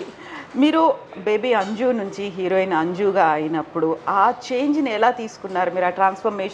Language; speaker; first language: Telugu; native; Telugu